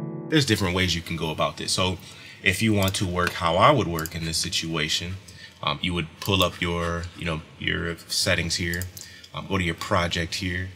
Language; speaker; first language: English; native; English